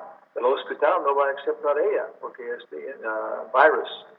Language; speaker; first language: Spanish; non-native, learner; English